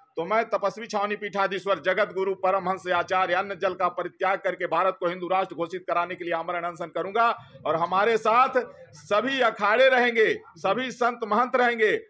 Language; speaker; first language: Hindi; native; Hindi